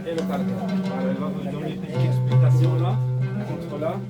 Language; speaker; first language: French; non-native, local second language; Arabic